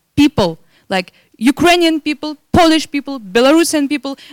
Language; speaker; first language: English; non-native, fluent; Belarusian